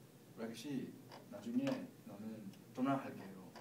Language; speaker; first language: Korean; non-native, learner; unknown